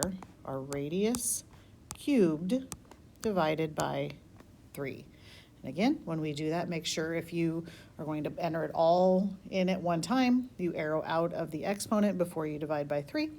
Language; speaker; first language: English; native; English